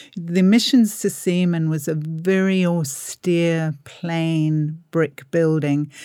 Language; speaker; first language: English; native; English